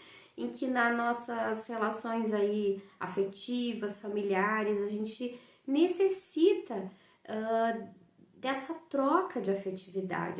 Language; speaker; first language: Portuguese; native; Portuguese